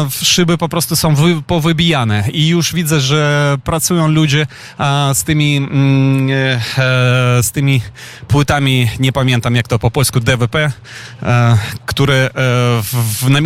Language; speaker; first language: Polish; non-native, fluent; Ukrainian